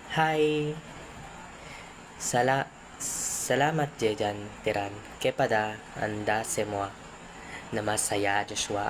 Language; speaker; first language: Indonesian; non-native, learner; Filipino